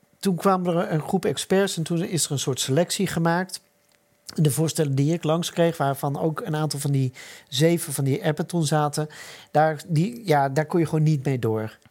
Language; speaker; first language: Dutch; native; Dutch